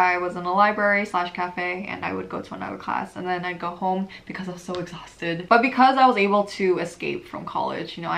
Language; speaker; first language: English; native; English